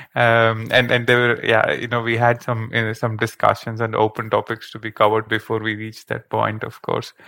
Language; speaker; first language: English; non-native, local second language; Kannada